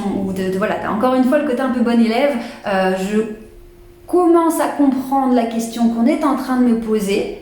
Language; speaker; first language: French; native; French